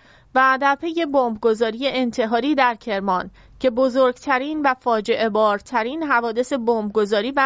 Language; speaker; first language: Persian; native; Persian